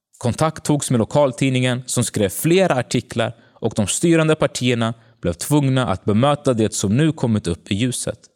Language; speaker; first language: Swedish; early bilingual, other home language; Tigrinya